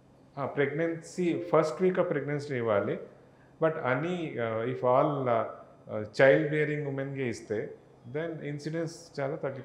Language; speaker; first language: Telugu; non-native, learner; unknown